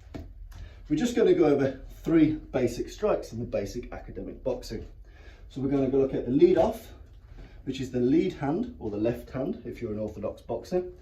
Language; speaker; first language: English; native; English